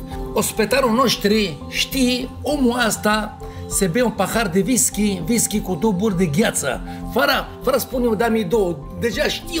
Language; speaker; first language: Romanian; non-native, fluent; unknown